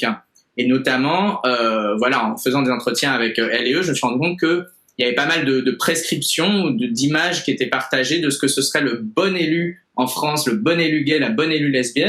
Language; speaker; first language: French; native; French